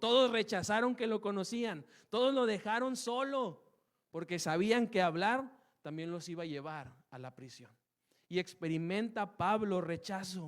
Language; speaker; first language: Spanish; native; Spanish